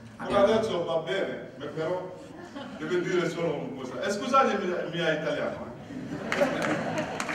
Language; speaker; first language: Italian; non-native, learner; Bambara